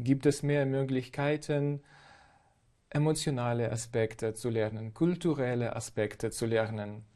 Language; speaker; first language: German; non-native, fluent; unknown